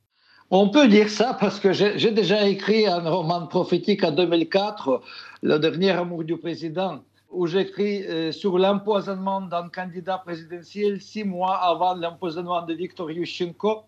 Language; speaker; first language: French; non-native, fluent; Russian